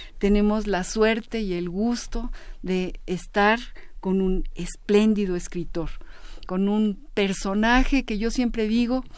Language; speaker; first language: Spanish; native; Spanish